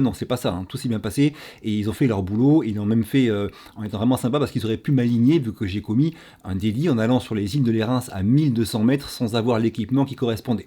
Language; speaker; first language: French; native; French